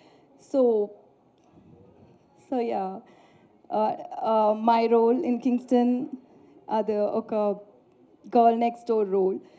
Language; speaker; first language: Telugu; non-native, learner; Tamil